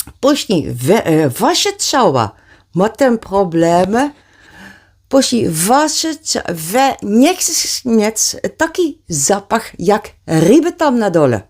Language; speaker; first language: Polish; non-native, learner; Dutch